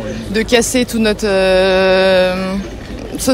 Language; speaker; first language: French; native; French